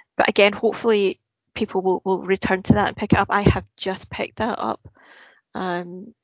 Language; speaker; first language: English; native; English